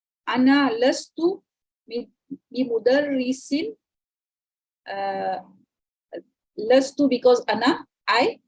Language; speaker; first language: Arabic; non-native, learner; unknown